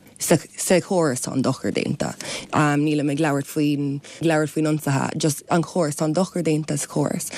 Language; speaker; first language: Irish; non-native, local second language; English